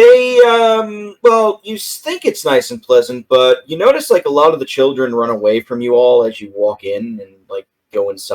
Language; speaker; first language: English; native; English